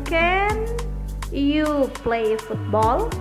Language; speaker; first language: English; non-native, learner; Indonesian